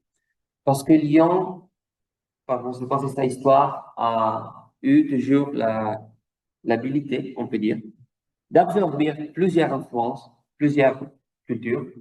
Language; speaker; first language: French; non-native, fluent; Italian